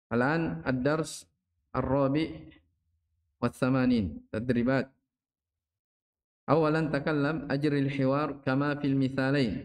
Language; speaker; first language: Arabic; non-native, fluent; Indonesian